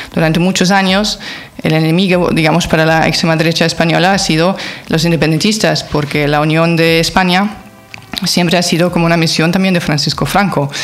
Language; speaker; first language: Spanish; non-native, fluent; German